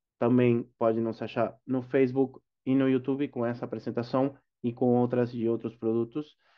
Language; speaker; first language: Portuguese; non-native, fluent; Spanish